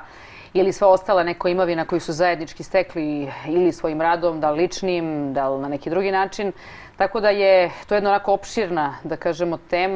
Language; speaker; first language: Croatian; native; Croatian